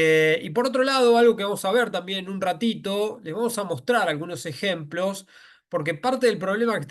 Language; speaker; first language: Spanish; native; Spanish